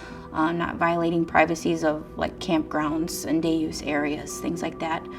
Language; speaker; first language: English; native; English